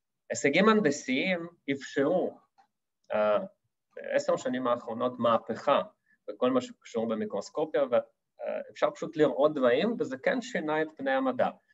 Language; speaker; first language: Hebrew; non-native, fluent; Russian